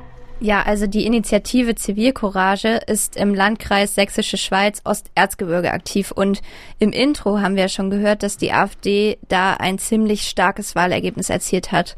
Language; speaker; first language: German; native; German